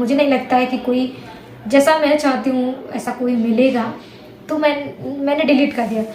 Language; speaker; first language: Hindi; native; Hindi